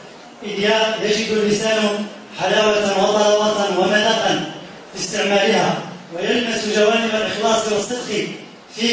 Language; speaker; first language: Arabic; native; Arabic